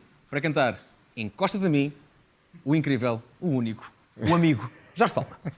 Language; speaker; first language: Portuguese; native; Portuguese